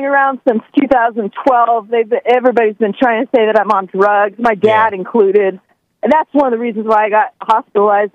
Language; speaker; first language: English; native; English